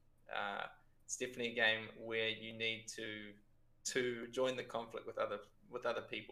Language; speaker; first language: English; native; English